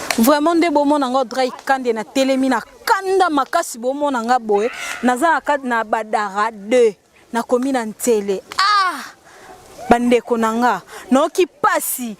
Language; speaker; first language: Lingala; native; Lingala